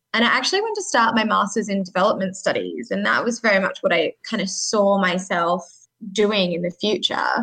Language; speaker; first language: English; native; English